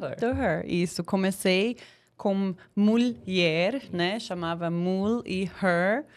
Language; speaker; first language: Portuguese; non-native, fluent; English